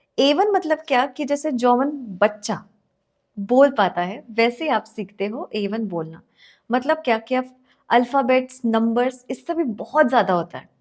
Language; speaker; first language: Hindi; non-native, local second language; Marathi